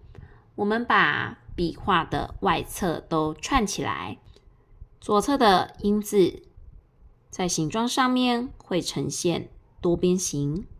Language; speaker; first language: Chinese; native; Chinese